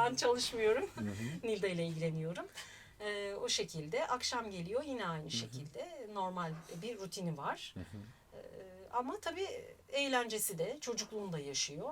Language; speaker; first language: Turkish; native; Turkish